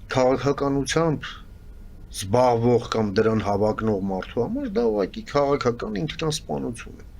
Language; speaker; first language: Armenian; native; Armenian